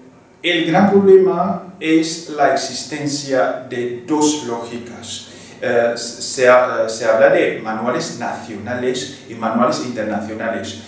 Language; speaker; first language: Spanish; non-native, fluent; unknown